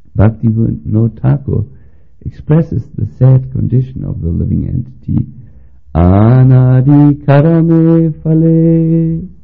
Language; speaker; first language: English; non-native, fluent; German